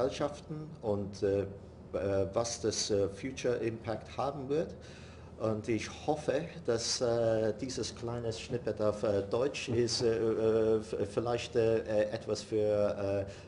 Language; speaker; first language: German; non-native, learner; English